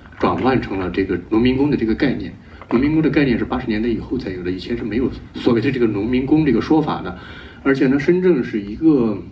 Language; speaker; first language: Chinese; native; Chinese